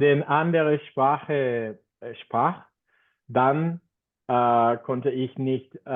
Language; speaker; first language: German; non-native, fluent; Spanish